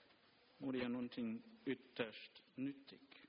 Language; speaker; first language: Swedish; non-native, fluent; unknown